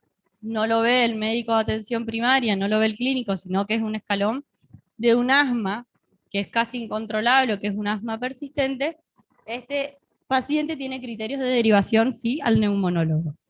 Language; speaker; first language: Spanish; native; Spanish